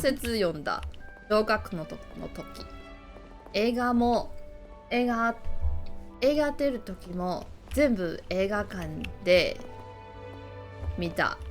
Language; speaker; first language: Japanese; non-native, learner; Chinese